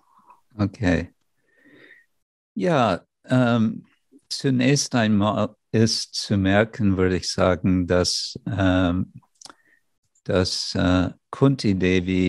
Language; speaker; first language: German; non-native, fluent; English